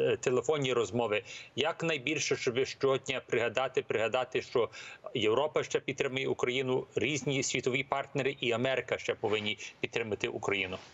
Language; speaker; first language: Ukrainian; early bilingual, heritage; English